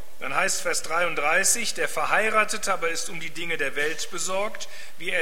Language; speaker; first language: German; native; German